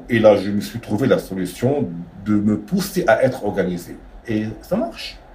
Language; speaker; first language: French; non-native, local second language; Arabic